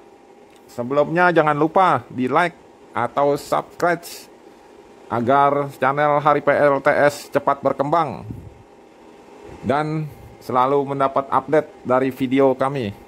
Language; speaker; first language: Indonesian; native; Indonesian